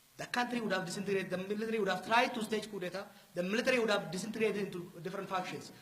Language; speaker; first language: English; non-native, local second language; Amharic